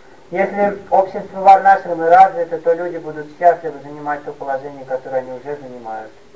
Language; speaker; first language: Russian; native; Russian